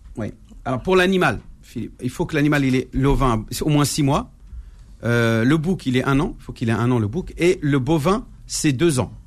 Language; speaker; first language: French; non-native, local second language; Arabic